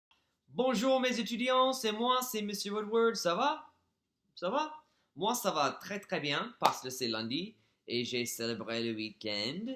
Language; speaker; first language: French; non-native, fluent; English